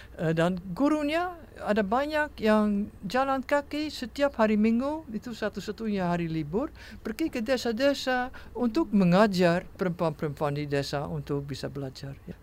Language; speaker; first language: Indonesian; non-native, fluent; Dutch